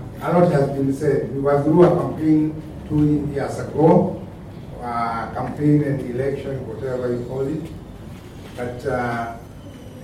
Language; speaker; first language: English; non-native, local second language; Kikuyu